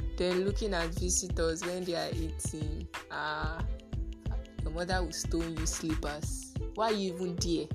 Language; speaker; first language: English; non-native, local second language; Yoruba